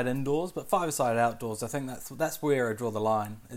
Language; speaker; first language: English; native; English